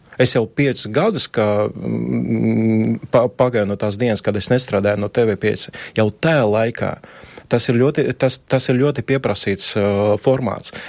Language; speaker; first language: Latvian; non-native, local second language; Russian